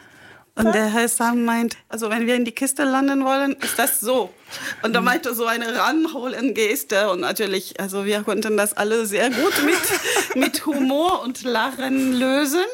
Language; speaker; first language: German; non-native, fluent; French